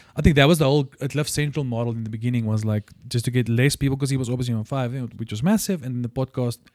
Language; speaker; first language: English; non-native, local second language; Afrikaans